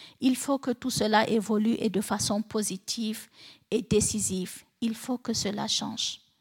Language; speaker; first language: French; non-native, local second language; Fula